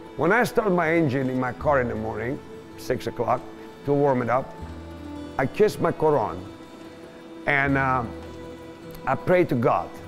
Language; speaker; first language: English; non-native, fluent; Persian